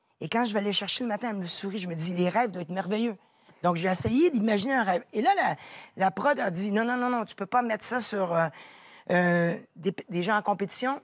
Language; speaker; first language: French; native; French